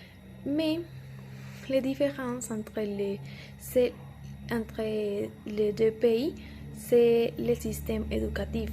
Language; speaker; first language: French; non-native, learner; Spanish